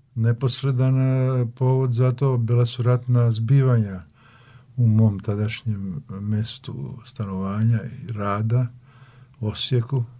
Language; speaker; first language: Serbian; native; Serbian